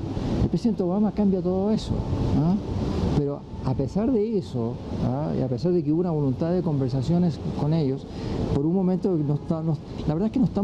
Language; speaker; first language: Spanish; native; Spanish